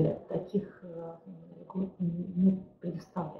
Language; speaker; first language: Russian; native; Russian